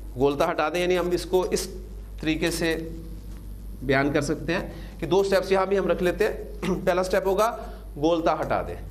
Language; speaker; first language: Urdu; native; Urdu